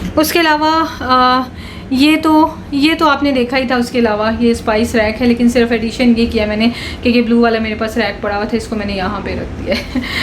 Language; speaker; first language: Urdu; native; Urdu